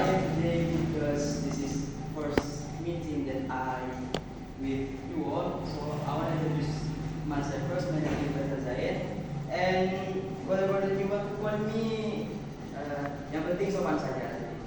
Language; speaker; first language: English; non-native, learner; Indonesian